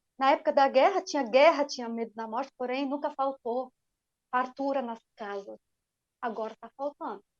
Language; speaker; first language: Portuguese; non-native, fluent; Arabic